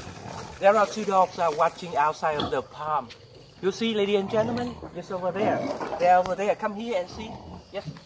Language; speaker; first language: English; non-native, learner; Vietnamese